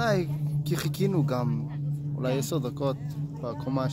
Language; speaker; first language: Hebrew; non-native, fluent; Japanese